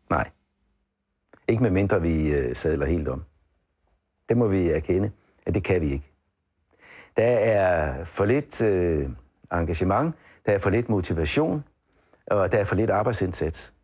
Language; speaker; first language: Danish; native; Danish